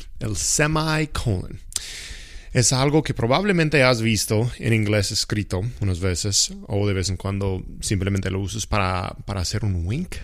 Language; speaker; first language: Spanish; non-native, fluent; English